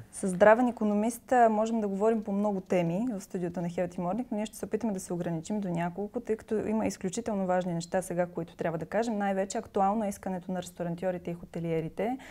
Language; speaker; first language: Bulgarian; native; Bulgarian